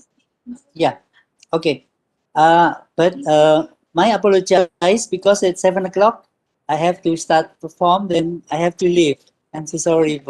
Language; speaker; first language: English; non-native, learner; Indonesian